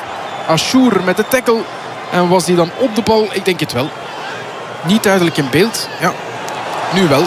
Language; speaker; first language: Dutch; native; Dutch